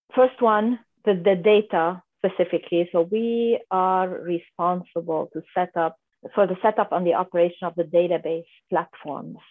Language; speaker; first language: English; non-native, fluent; Arabic